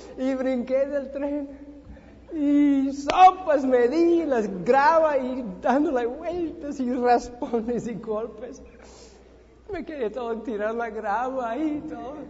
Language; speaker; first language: Spanish; non-native, fluent; English